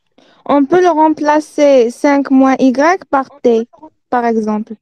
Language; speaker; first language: French; non-native, local second language; Arabic